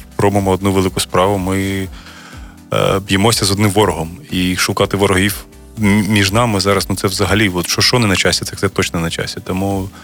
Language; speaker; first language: Ukrainian; native; Ukrainian